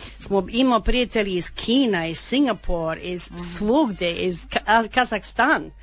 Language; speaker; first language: Serbian; non-native, learner; French